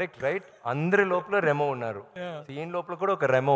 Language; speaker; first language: Telugu; non-native, learner; Tamil